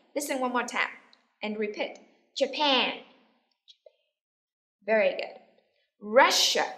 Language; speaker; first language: English; non-native, fluent; Vietnamese